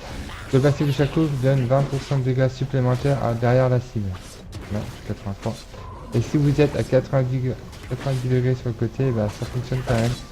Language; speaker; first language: French; native; French